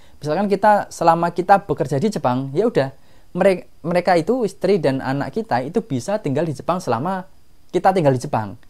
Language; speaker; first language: Indonesian; non-native, local second language; Javanese